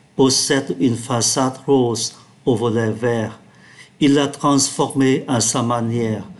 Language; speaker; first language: French; non-native, fluent; Vietnamese